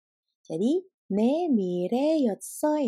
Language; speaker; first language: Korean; non-native, fluent; Indonesian